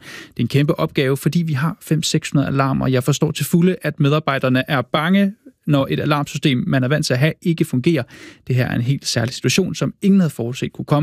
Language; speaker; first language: Danish; native; Danish